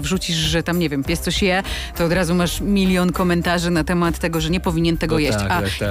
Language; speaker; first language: Polish; native; Polish